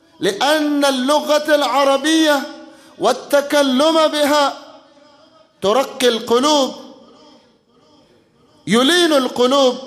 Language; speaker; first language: Arabic; non-native, fluent; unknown